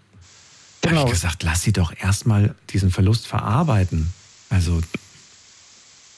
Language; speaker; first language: German; native; German